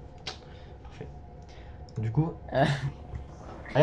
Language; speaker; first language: French; native; French